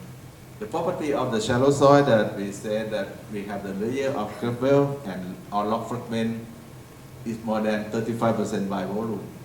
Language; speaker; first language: English; non-native, learner; Thai